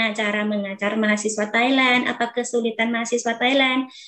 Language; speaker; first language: Indonesian; non-native, fluent; Thai